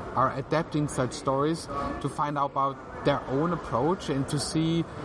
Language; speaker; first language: English; non-native, fluent; German